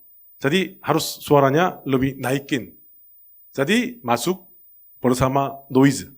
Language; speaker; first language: Indonesian; non-native, fluent; Korean